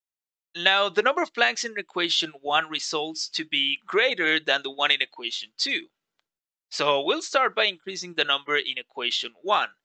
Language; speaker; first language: English; non-native, fluent; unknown